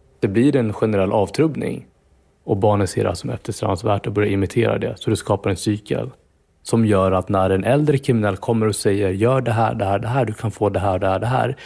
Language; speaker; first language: Swedish; native; Swedish